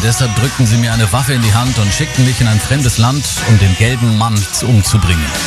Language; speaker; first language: German; native; German